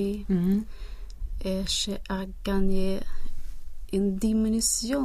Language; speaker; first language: French; non-native, learner; Swedish